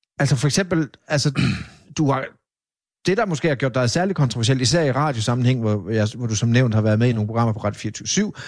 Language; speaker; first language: Danish; native; Danish